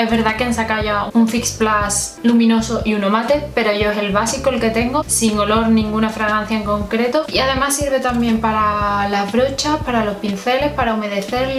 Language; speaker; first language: Spanish; native; Spanish